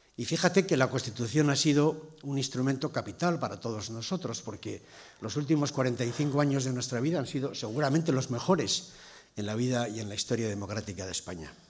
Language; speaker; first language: Spanish; native; Spanish